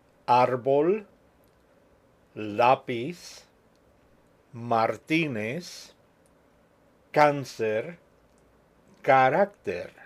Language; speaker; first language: Spanish; non-native, fluent; English